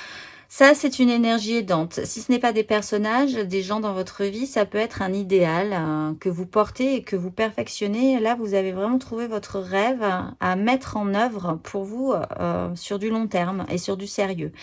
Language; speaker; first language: French; native; French